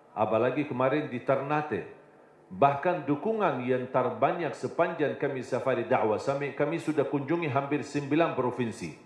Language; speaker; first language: Indonesian; non-native, fluent; Arabic